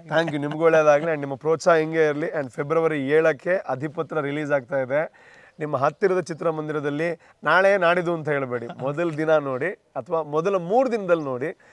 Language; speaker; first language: Kannada; non-native, local second language; Tulu